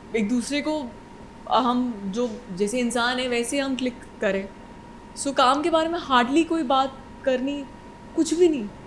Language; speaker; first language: Hindi; native; Hindi